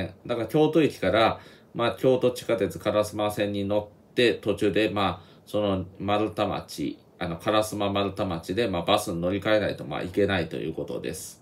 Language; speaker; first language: Japanese; native; Japanese